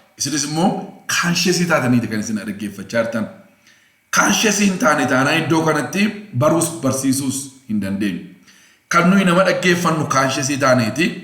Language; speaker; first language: Oromo; non-native, local second language; Amharic